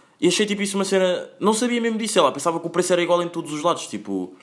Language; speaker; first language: Portuguese; native; Portuguese